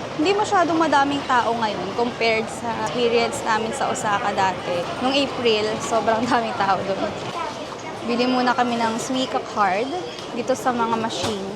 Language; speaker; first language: Filipino; native; Filipino